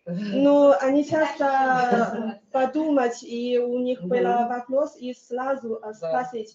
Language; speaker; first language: Russian; non-native, learner; Chinese